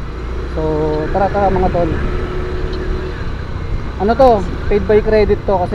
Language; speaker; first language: Filipino; native; Filipino